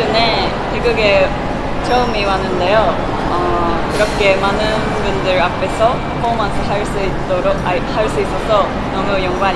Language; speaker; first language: Korean; non-native, learner; Japanese